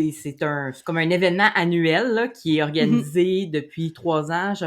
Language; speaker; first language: French; native; French